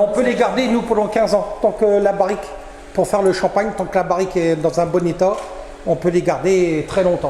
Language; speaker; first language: French; native; French